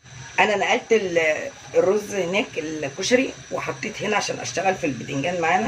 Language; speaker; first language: Arabic; native; Arabic